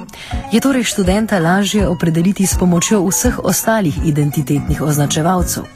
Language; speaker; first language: Slovenian; native; Slovenian